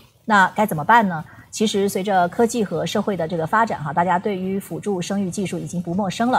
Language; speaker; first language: Chinese; native; Chinese